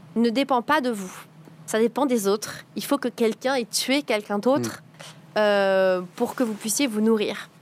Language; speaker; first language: French; native; French